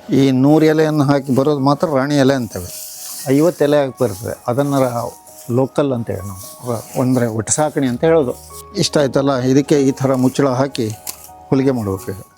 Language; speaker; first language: Kannada; native; Kannada